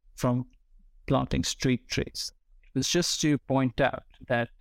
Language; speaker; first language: English; non-native, local second language; Hindi